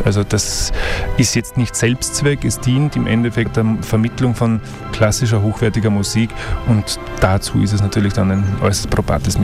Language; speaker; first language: German; native; German